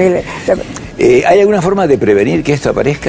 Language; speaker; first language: Spanish; native; Spanish